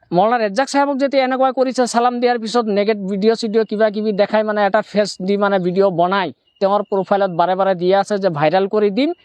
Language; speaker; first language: Assamese; non-native, local second language; Bangla